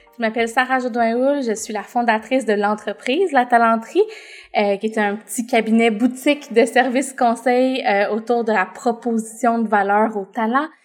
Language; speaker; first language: French; native; French